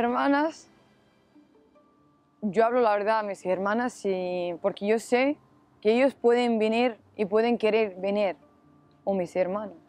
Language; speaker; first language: Spanish; non-native, learner; Arabic